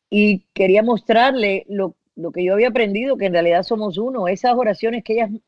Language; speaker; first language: Spanish; early bilingual, heritage; Spanish